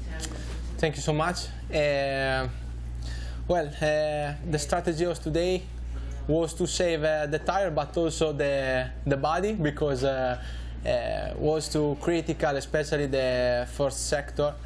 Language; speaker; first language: English; non-native, learner; Italian